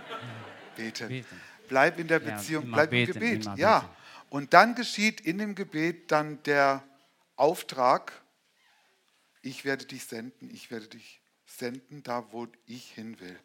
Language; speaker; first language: German; native; German